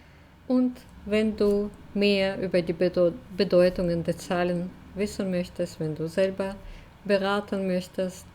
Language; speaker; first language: German; non-native, fluent; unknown